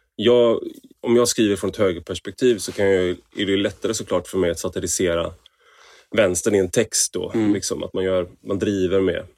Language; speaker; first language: Swedish; native; Swedish